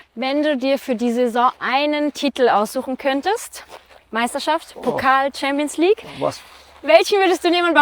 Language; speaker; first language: German; native; German